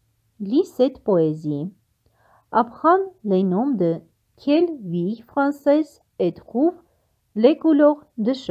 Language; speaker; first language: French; non-native, fluent; Armenian